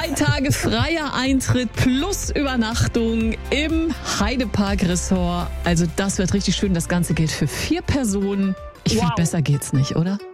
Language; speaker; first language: German; native; German